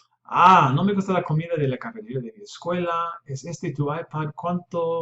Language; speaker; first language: Spanish; non-native, fluent; English